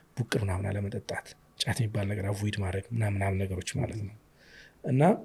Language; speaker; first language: Amharic; native; Amharic